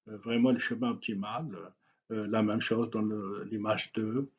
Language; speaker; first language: French; non-native, local second language; Arabic